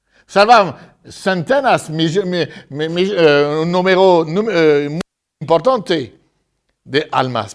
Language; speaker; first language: Spanish; non-native, fluent; French